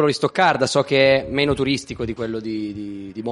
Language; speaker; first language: Italian; native; Italian